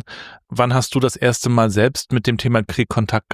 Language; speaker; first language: German; native; German